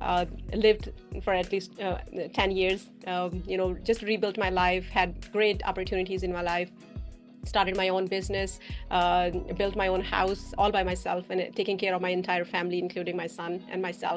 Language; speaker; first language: English; non-native, fluent; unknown